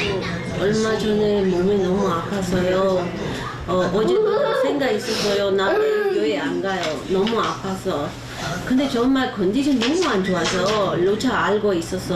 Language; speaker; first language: Korean; non-native, learner; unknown